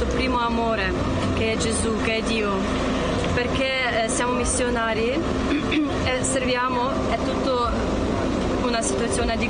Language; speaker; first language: Italian; non-native, learner; Ukrainian